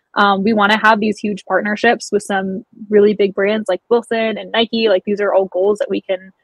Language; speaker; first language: English; native; English